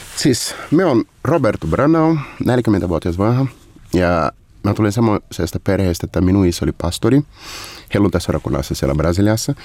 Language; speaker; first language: Finnish; non-native, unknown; Portuguese